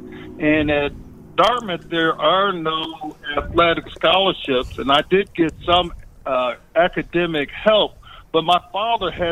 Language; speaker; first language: English; native; English